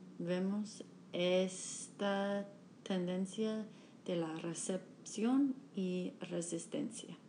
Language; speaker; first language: Spanish; non-native, learner; English